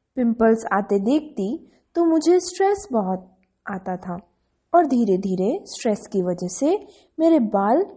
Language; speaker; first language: Hindi; non-native, local second language; Gujarati